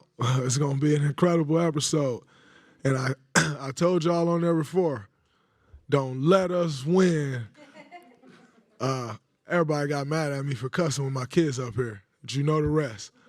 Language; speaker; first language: English; native; English